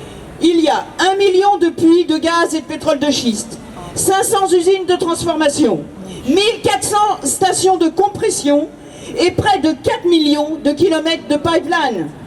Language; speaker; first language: French; native; French